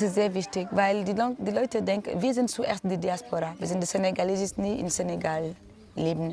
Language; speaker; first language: German; non-native, learner; French